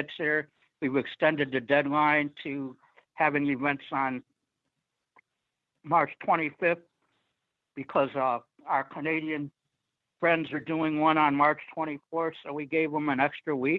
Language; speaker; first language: English; native; English